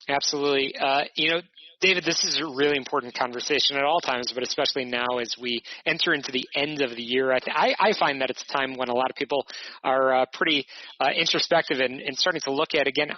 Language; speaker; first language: English; native; English